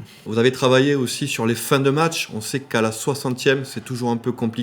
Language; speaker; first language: French; native; French